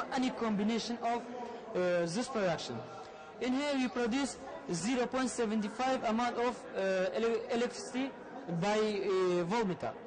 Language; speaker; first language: English; non-native, learner; Arabic